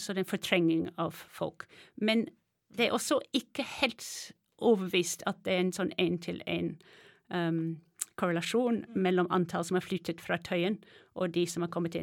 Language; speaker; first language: Norwegian; non-native, fluent; English